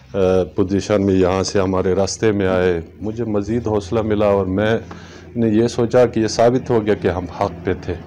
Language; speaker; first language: Urdu; non-native, local second language; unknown